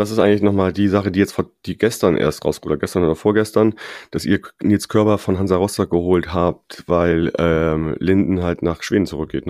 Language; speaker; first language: German; native; German